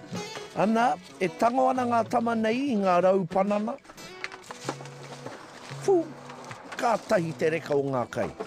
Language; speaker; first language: Māori; non-native, local second language; English